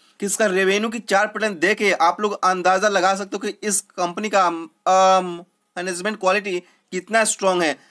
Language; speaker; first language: Hindi; native; Hindi